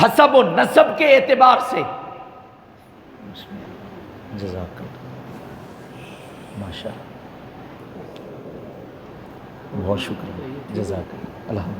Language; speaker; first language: Urdu; native; Urdu